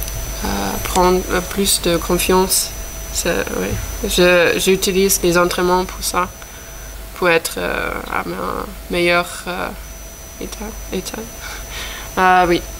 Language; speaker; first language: French; non-native, fluent; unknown